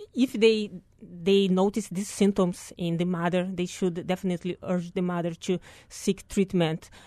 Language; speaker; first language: English; non-native, fluent; Portuguese